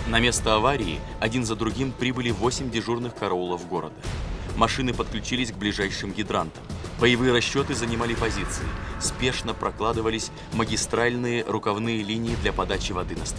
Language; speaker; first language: Russian; native; Russian